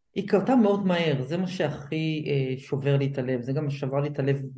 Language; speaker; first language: Hebrew; native; Hebrew